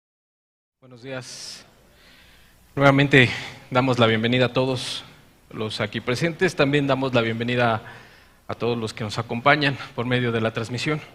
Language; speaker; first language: Spanish; native; Spanish